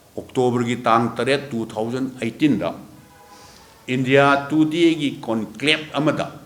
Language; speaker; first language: Manipuri; native; Manipuri